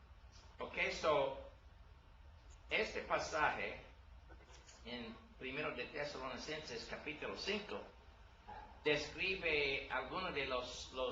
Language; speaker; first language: Spanish; non-native, learner; English